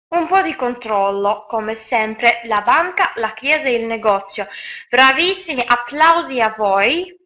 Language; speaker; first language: Italian; non-native, fluent; Russian